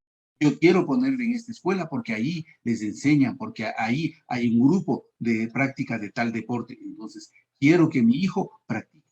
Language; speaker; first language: Spanish; native; Spanish